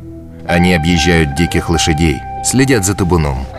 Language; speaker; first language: Russian; native; Russian